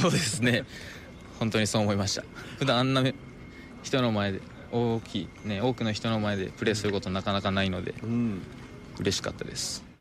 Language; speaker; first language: Japanese; native; Japanese